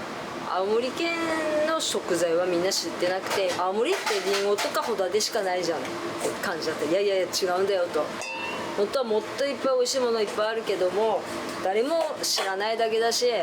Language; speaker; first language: Japanese; native; Japanese